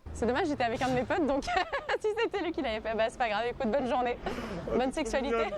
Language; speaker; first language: French; native; French